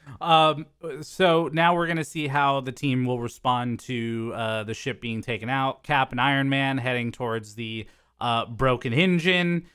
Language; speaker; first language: English; native; English